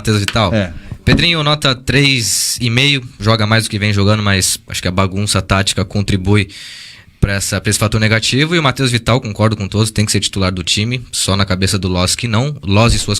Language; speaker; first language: Portuguese; native; Portuguese